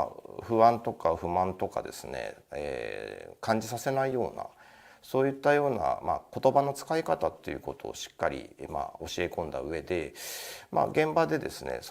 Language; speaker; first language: Japanese; native; Japanese